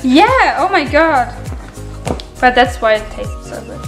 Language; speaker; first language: English; non-native, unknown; German